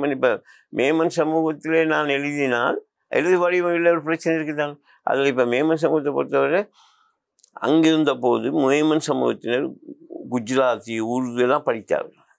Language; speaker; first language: Tamil; non-native, local second language; Memoni